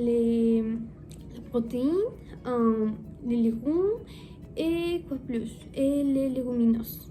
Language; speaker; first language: French; non-native, learner; Spanish